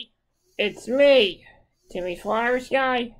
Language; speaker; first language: English; native; English